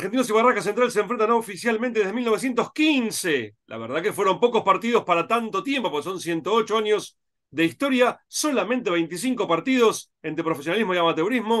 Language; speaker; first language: Spanish; native; Spanish